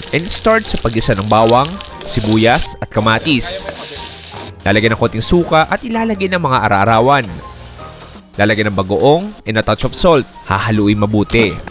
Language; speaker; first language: Filipino; native; Filipino